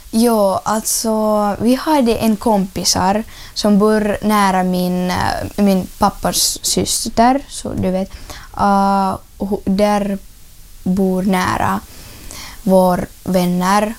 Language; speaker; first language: Swedish; early bilingual, other home language; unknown